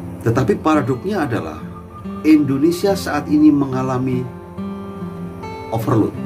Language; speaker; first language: Indonesian; native; Indonesian